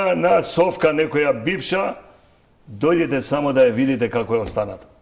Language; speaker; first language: Macedonian; non-native, local second language; Albanian